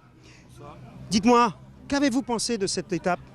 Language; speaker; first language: French; native; French